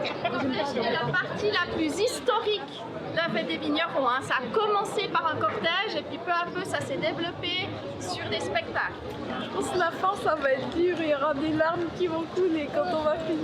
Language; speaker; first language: French; native; French